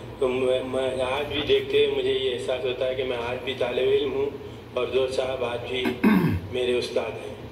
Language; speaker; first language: Urdu; native; Urdu